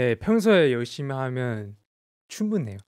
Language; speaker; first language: Korean; non-native, fluent; Chinese